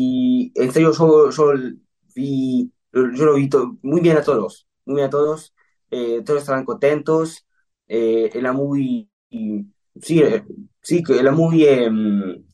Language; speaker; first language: Spanish; early bilingual, heritage; Spanish